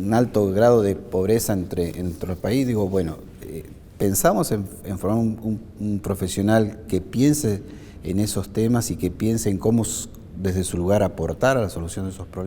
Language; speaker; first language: Spanish; native; Spanish